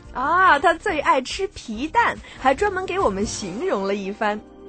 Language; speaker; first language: Chinese; native; Chinese